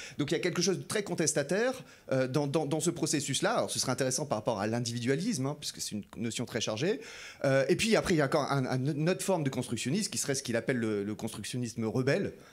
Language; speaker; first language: French; native; French